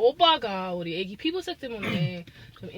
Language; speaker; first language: Korean; non-native, learner; English